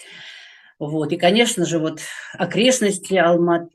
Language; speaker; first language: Russian; native; Russian